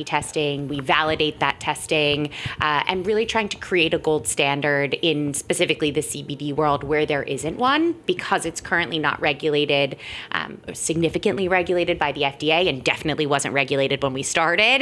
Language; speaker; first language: English; native; English